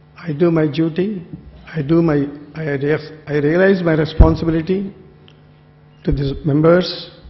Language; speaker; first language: English; non-native, local second language; Telugu